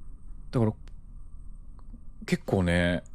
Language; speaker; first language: Japanese; native; Japanese